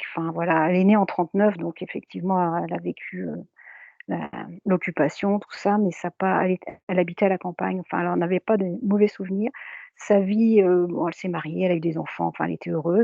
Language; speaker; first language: French; native; French